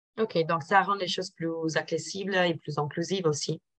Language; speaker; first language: French; non-native, fluent; Italian